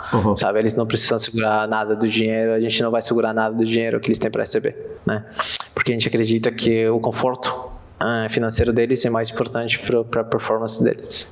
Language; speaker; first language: Portuguese; non-native, fluent; Spanish